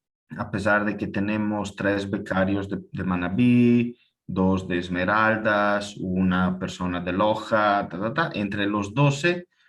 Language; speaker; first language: Spanish; non-native, fluent; Italian